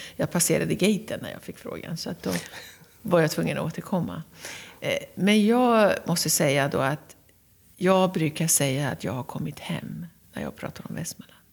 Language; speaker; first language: Swedish; non-native, fluent; Persian